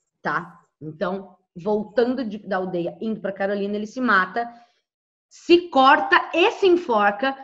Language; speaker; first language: Portuguese; native; Portuguese